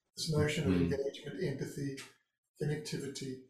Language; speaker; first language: English; native; English